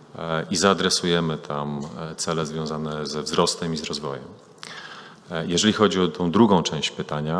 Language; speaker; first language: Polish; native; Polish